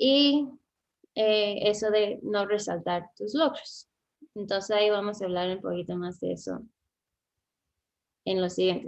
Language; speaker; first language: Spanish; non-native, fluent; English